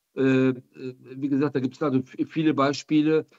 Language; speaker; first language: German; native; German